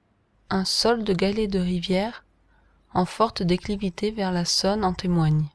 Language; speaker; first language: French; native; French